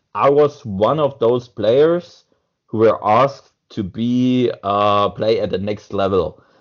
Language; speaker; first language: English; non-native, fluent; German